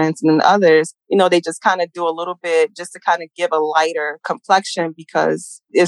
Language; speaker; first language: English; native; English